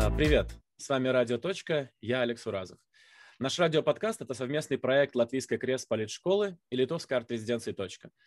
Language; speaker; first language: Russian; native; Russian